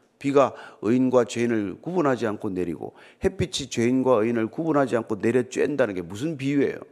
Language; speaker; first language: Korean; native; Korean